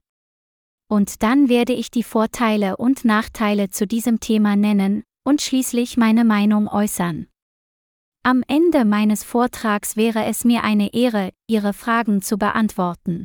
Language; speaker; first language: German; non-native, learner; Vietnamese